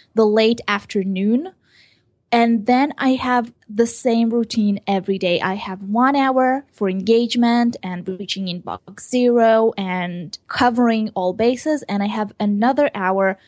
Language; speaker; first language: English; early bilingual, other home language; Hebrew